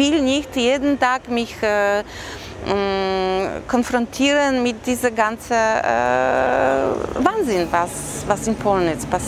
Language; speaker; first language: German; non-native, fluent; Polish